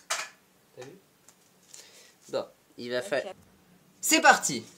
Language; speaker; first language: French; native; French